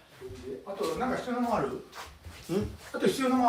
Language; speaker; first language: Japanese; native; Japanese